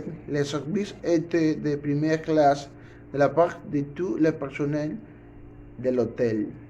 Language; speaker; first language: French; non-native, learner; Spanish